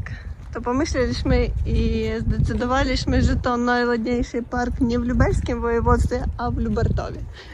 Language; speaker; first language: Polish; non-native, fluent; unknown